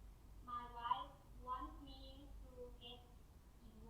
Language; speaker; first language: English; non-native, learner; Thai